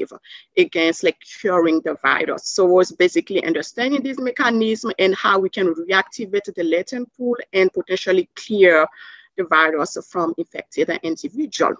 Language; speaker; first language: English; non-native, fluent; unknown